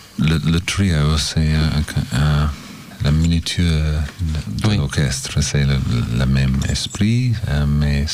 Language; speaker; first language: French; non-native, learner; English